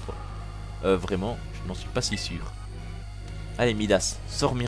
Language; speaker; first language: French; native; French